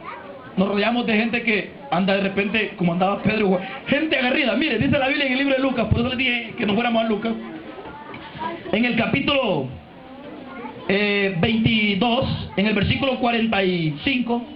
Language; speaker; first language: Spanish; native; Spanish